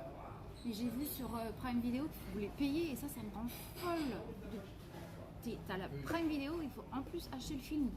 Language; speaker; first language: French; native; French